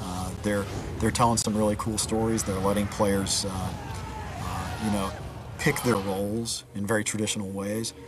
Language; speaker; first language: English; native; English